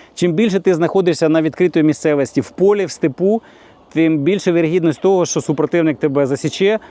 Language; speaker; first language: Ukrainian; native; Ukrainian